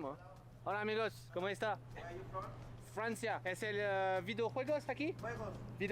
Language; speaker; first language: Spanish; non-native, learner; French